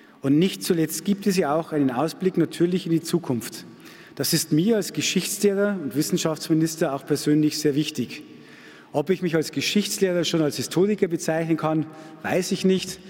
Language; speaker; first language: German; native; German